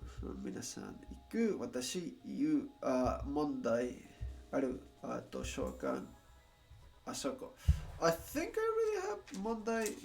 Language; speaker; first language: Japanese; non-native, learner; Spanish